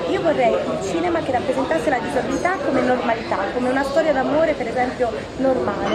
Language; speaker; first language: Italian; native; Italian